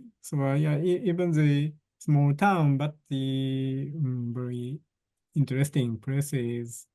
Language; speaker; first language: English; non-native, fluent; Japanese